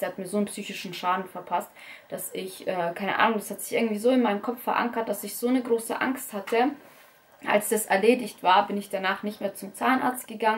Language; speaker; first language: German; early bilingual, other home language; Russian